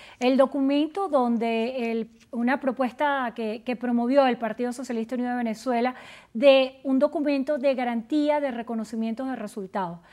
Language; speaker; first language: Spanish; native; Spanish